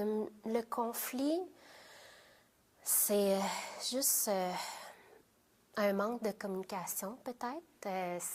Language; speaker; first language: French; early bilingual, other home language; Vietnamese